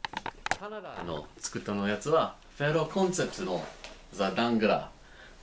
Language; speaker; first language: Japanese; non-native, learner; English